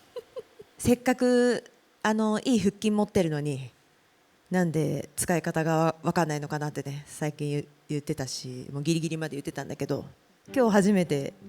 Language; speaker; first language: Japanese; native; Japanese